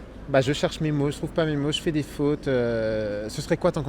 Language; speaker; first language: French; native; French